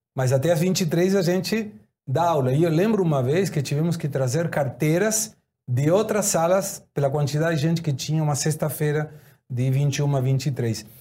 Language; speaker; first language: Portuguese; non-native, fluent; Spanish